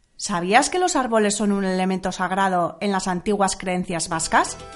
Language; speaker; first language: Spanish; non-native, local second language; Basque